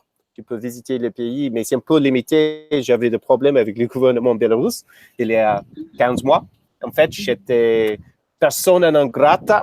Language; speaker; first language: French; non-native, fluent; English